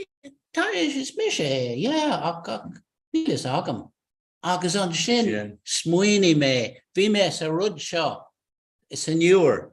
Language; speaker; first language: Irish; non-native, local second language; English